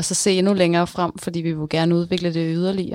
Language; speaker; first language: Danish; native; Danish